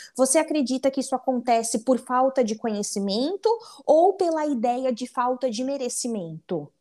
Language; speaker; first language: Portuguese; native; Portuguese